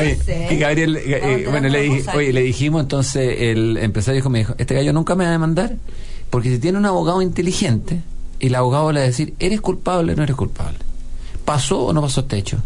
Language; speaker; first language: Spanish; native; Spanish